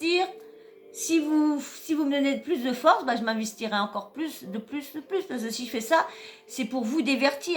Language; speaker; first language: French; native; French